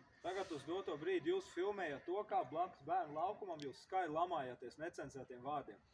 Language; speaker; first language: Latvian; native; Latvian